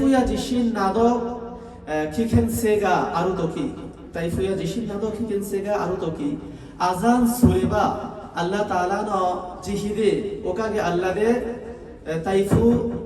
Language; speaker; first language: Japanese; non-native, learner; Bangla